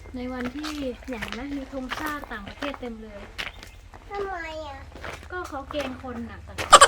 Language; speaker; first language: Thai; native; Thai